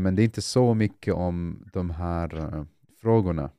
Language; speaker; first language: Swedish; non-native, fluent; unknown